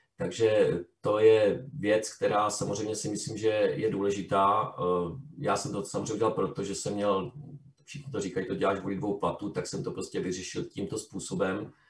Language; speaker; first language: Czech; native; Czech